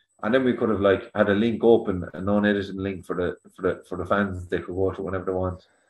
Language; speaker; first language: English; native; English